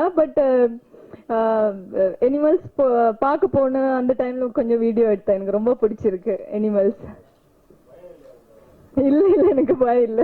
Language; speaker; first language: Tamil; non-native, learner; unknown